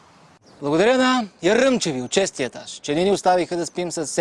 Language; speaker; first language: Bulgarian; native; Bulgarian